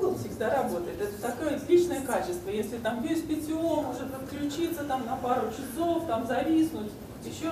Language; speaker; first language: Russian; native; Russian